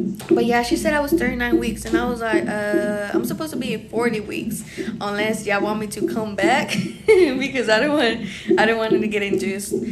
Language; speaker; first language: English; early bilingual, other home language; Spanish